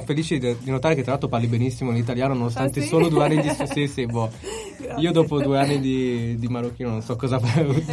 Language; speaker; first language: Italian; native; Italian